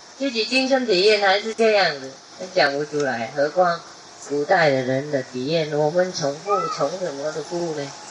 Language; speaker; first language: Chinese; non-native, fluent; Vietnamese